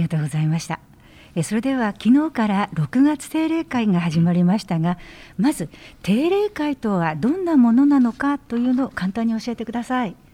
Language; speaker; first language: Japanese; native; Japanese